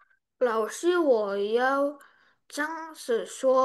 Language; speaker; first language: Chinese; non-native, learner; Indonesian